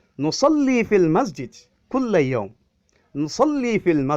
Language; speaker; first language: Arabic; non-native, fluent; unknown